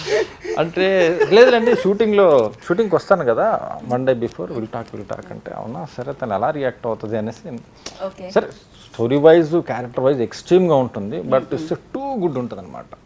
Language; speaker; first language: Telugu; native; Telugu